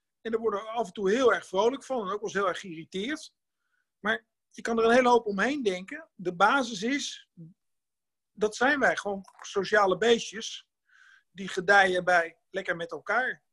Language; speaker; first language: Dutch; native; Dutch